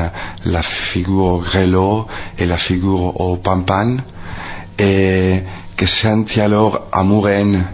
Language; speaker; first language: French; non-native, fluent; Spanish